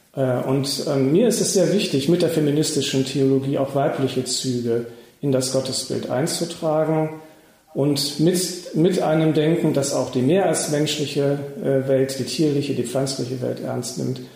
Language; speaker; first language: German; native; German